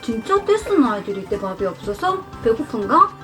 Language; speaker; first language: Korean; native; Korean